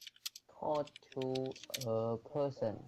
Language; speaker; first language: English; non-native, learner; Chinese